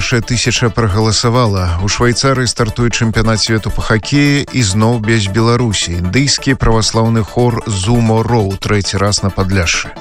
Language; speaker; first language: Russian; non-native, local second language; Belarusian